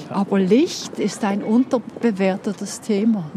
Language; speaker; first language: German; native; German